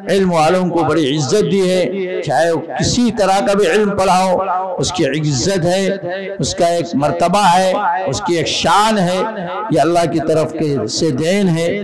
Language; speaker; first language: Hindi; non-native, local second language; Konkani